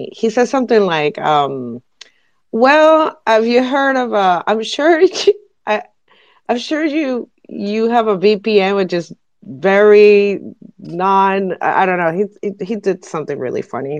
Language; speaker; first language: English; non-native, fluent; Spanish